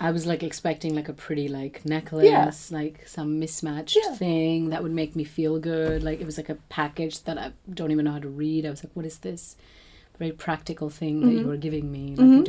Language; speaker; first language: English; non-native, local second language; Bangla